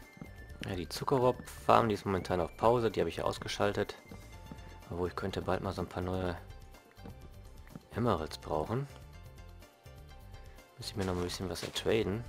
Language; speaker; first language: German; native; German